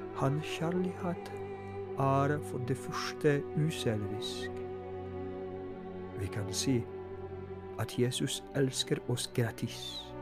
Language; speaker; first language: Norwegian; non-native, fluent; Polish